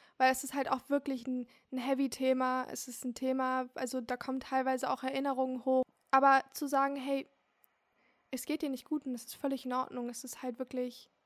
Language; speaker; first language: German; early bilingual, other home language; Turkish